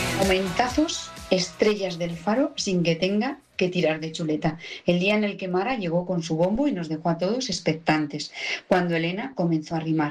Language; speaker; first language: Spanish; native; Spanish